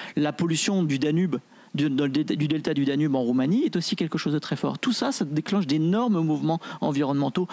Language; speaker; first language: French; native; French